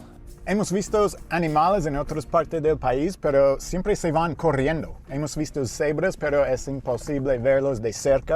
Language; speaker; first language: Spanish; non-native, fluent; English